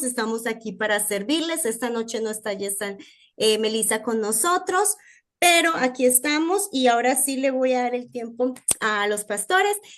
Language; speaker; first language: Spanish; native; Spanish